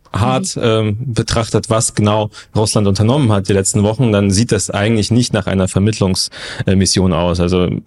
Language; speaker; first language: German; non-native, fluent; Russian